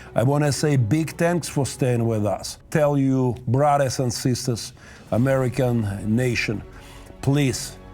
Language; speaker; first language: English; non-native, learner; Ukrainian